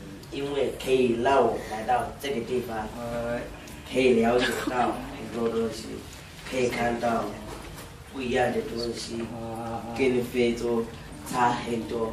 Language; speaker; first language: Chinese; non-native, fluent; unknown